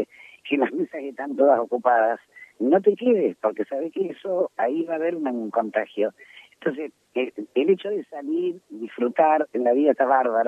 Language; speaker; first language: Spanish; native; Spanish